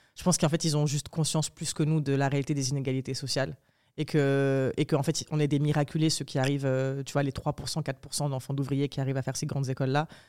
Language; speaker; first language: French; early bilingual, other home language; Arabic